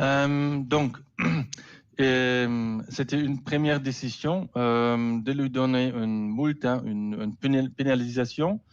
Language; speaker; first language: French; non-native, learner; German